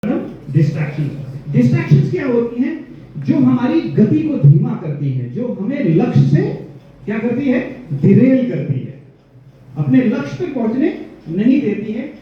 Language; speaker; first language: Hindi; non-native, local second language; Gujarati